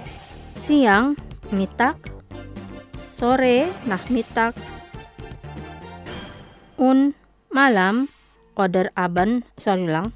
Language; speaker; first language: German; non-native, fluent; Indonesian